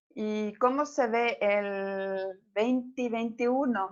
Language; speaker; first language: Spanish; non-native, fluent; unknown